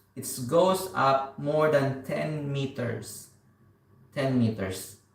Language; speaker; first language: English; non-native, local second language; Filipino